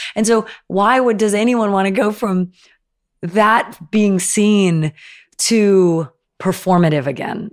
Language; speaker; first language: English; native; English